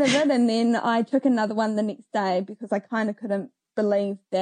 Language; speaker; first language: English; native; English